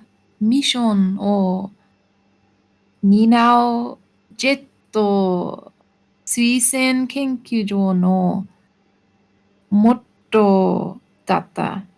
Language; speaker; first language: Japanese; non-native, learner; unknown